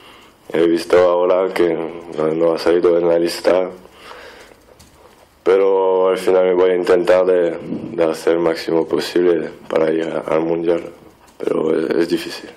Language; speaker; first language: Spanish; non-native, fluent; French